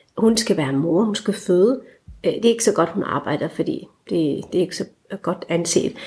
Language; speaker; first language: Danish; early bilingual, other home language; Turkish